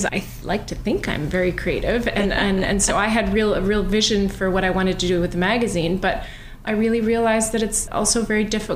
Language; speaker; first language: English; native; English